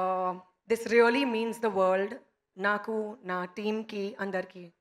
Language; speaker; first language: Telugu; non-native, learner; Hindi